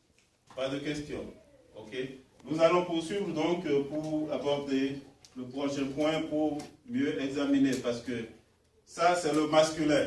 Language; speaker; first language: French; non-native, fluent; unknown